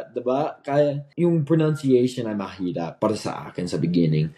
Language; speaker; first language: Filipino; non-native, fluent; English